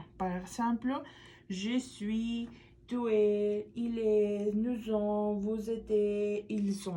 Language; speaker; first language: French; non-native, fluent; Spanish